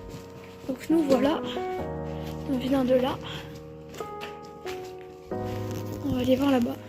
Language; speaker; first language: French; native; French